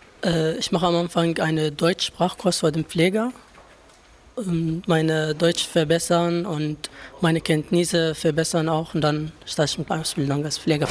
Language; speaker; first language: German; non-native, learner; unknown